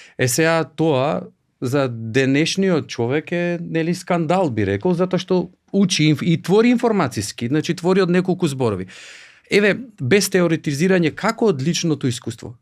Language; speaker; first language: Macedonian; native; Macedonian